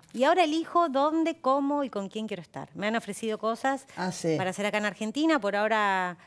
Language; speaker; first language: Spanish; native; Spanish